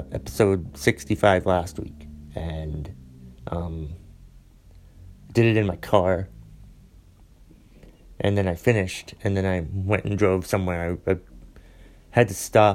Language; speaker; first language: English; native; English